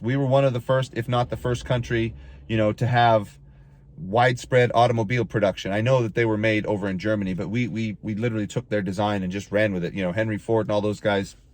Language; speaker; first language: English; native; English